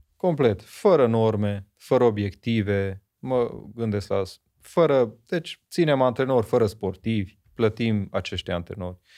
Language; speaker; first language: Romanian; non-native, local second language; Hungarian